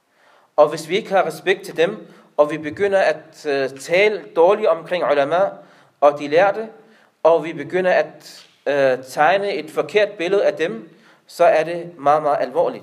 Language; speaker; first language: Danish; non-native, local second language; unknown